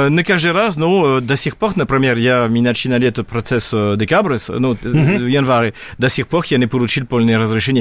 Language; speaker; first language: Russian; non-native, fluent; French